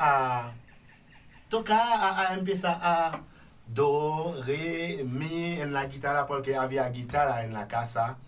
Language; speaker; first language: Spanish; non-native, fluent; Haitian Creole